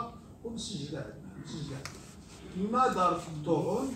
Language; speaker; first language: Arabic; native; Arabic